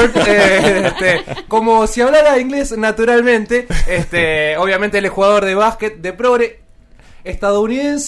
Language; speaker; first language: Spanish; native; Spanish